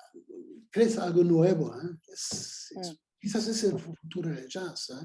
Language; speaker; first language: Spanish; non-native, fluent; German